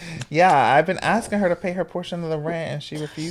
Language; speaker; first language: English; native; English